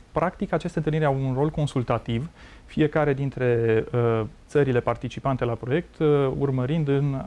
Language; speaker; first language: Romanian; native; Romanian